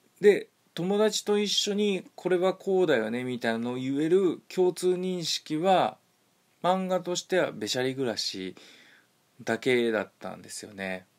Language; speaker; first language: Japanese; native; Japanese